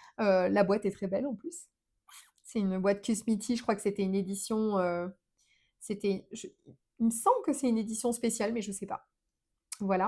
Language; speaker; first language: French; native; French